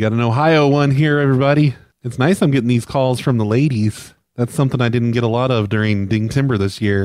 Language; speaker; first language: English; native; English